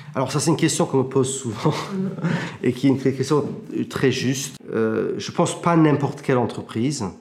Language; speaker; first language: French; early bilingual, heritage; French